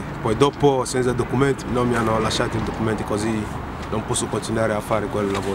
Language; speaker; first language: Italian; non-native, learner; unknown